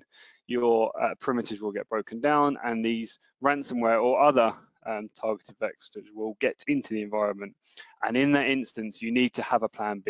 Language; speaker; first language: English; native; English